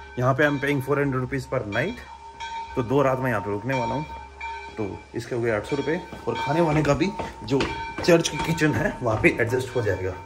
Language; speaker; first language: Hindi; native; Hindi